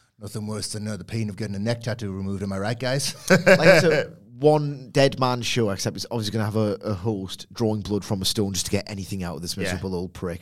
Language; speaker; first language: English; native; English